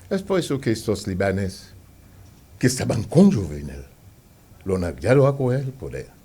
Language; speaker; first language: Spanish; non-native, fluent; Haitian Creole